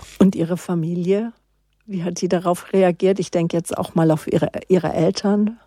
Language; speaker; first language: German; native; German